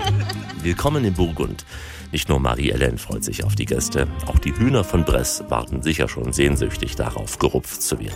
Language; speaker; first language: German; native; German